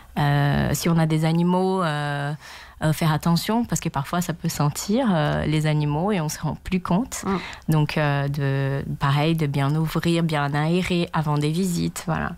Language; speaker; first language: French; non-native, fluent; Portuguese